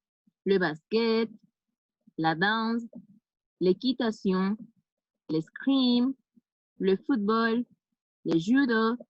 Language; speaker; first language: French; non-native, fluent; Spanish